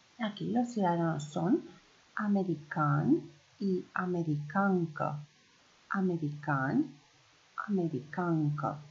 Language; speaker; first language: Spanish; non-native, fluent; Romanian